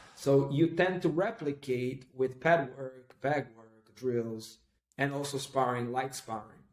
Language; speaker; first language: English; non-native, fluent; Portuguese